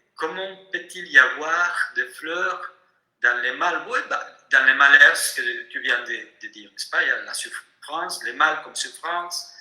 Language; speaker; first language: French; non-native, fluent; Spanish